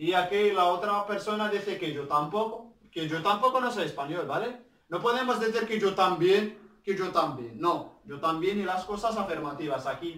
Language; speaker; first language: Spanish; non-native, learner; Arabic